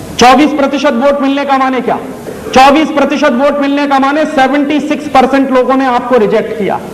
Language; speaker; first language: Hindi; native; Hindi